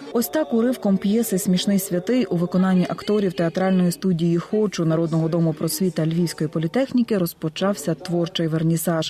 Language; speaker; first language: Ukrainian; native; Ukrainian